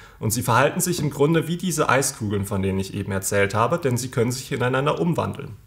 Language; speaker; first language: German; native; German